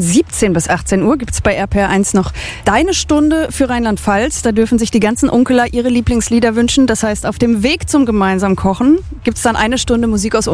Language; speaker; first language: German; native; German